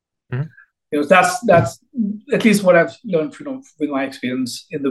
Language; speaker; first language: English; non-native, local second language; Hindi